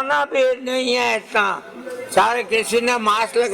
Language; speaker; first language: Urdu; non-native, local second language; Punjabi